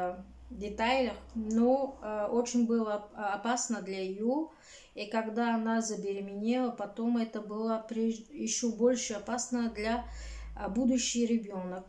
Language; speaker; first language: Russian; non-native, learner; Bulgarian